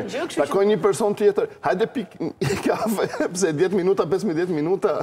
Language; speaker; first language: Albanian; non-native, learner; Arabic